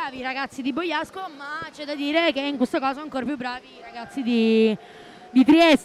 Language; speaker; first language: Italian; native; Italian